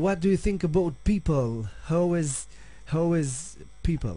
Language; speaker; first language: English; non-native, learner; Albanian